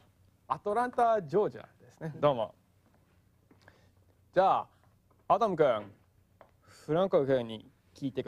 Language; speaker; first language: Japanese; non-native, fluent; English